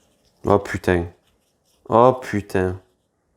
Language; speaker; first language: French; native; French